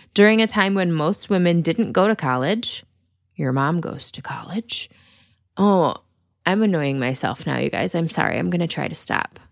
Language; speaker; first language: English; native; English